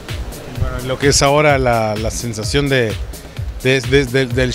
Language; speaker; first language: Spanish; native; Spanish